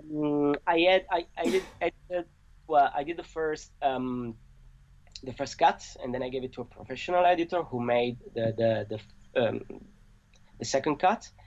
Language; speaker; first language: English; non-native, fluent; Italian